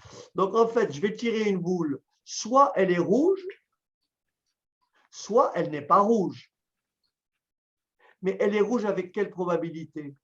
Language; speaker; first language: French; native; French